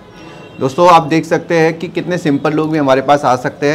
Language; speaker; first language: Hindi; native; Hindi